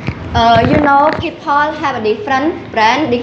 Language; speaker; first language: English; non-native, learner; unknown